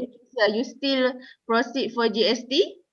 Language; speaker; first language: English; non-native, local second language; Malay